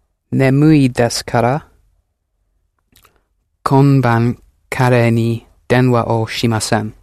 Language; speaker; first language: Japanese; non-native, learner; English